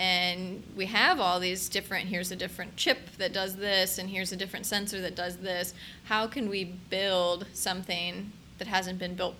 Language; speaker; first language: English; native; English